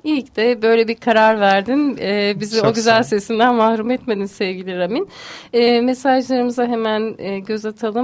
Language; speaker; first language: Turkish; native; Turkish